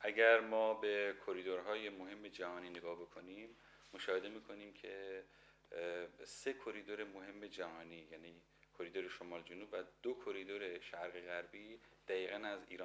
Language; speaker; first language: Persian; native; Persian